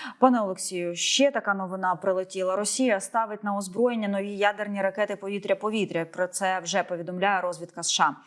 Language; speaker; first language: Ukrainian; native; Ukrainian